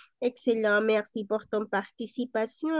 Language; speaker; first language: French; non-native, fluent; Spanish